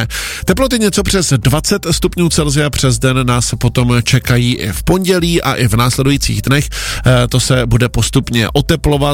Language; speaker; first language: Czech; native; Czech